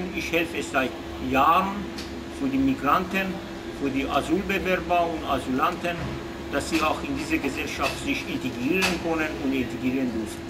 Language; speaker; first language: German; non-native, fluent; Persian